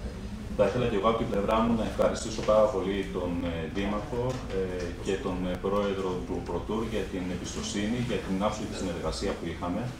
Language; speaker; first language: Greek; native; Greek